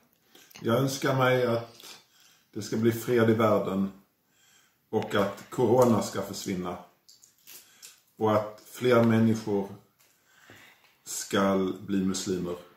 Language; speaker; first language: Swedish; early bilingual, other home language; Bangla